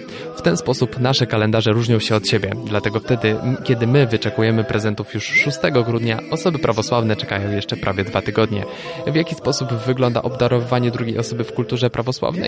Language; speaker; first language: Polish; native; Polish